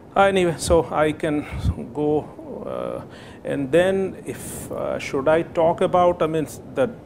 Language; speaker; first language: English; non-native, local second language; Hindi